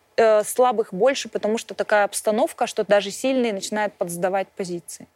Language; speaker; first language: Russian; native; Russian